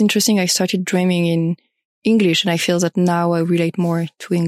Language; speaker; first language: English; non-native, fluent; French